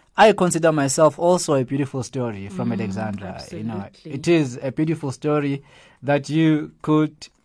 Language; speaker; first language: English; non-native, local second language; Zulu